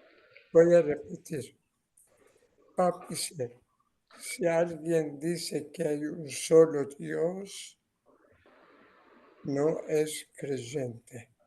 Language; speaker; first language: Spanish; non-native, learner; Persian